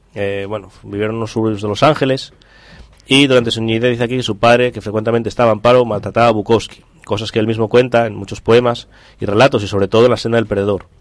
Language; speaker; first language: Spanish; native; Spanish